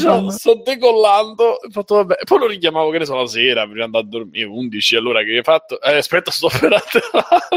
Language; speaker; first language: Italian; native; Italian